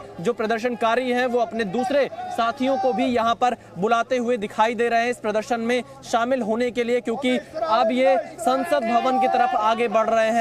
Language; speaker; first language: Hindi; native; Hindi